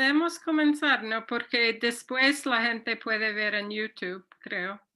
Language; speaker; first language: Spanish; non-native, fluent; English